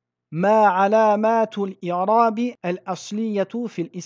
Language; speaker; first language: Arabic; non-native, fluent; French